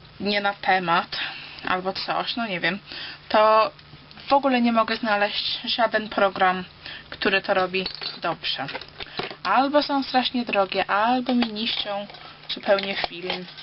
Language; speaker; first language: Polish; early bilingual, heritage; Polish